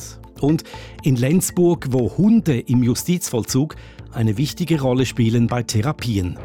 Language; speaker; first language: German; native; German